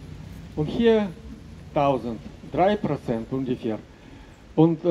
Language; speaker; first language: German; non-native, learner; Russian